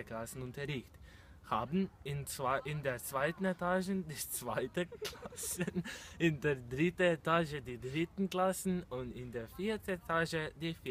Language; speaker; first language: German; non-native, learner; Slovenian